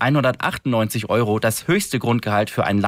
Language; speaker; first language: German; native; German